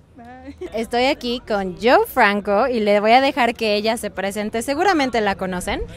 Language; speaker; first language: Spanish; native; Spanish